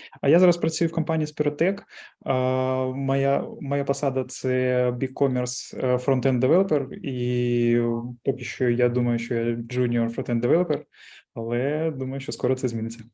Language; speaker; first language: Ukrainian; non-native, local second language; Russian